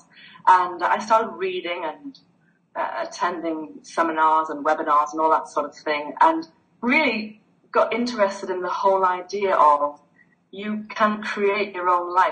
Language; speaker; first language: English; native; English